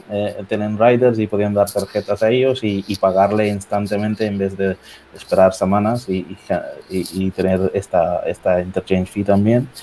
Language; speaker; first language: Spanish; non-native, fluent; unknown